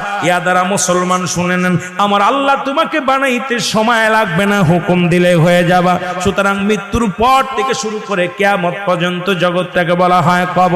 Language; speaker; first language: Bangla; native; Bangla